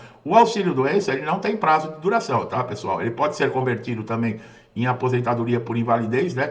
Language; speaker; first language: Portuguese; native; Portuguese